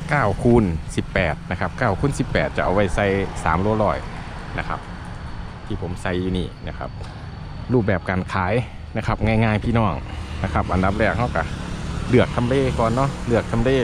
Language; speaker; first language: Thai; non-native, local second language; Lao